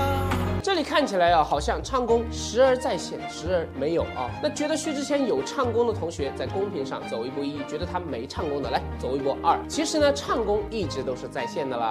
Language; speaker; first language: Chinese; native; Chinese